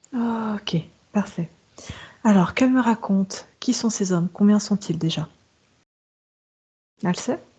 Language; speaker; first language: French; native; French